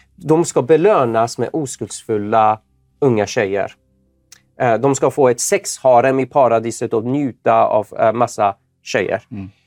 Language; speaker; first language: Swedish; non-native, fluent; Persian